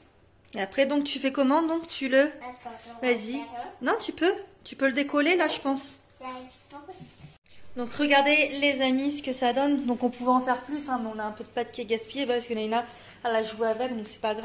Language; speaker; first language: French; native; French